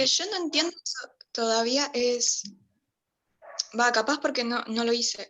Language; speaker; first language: Spanish; native; Spanish